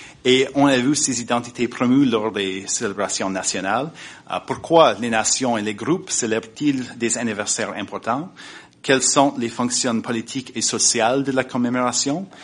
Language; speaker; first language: French; non-native, fluent; English